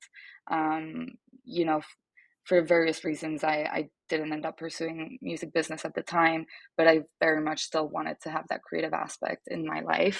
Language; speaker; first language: English; non-native, fluent; French